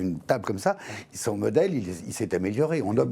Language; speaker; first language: French; native; French